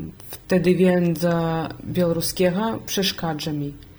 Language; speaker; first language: Polish; non-native, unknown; Belarusian